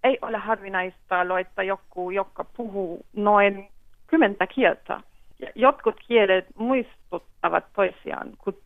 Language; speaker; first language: Finnish; non-native, fluent; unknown